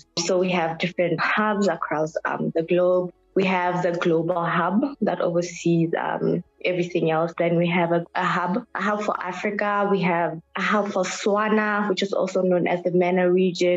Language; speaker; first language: English; non-native, local second language; Southern Sotho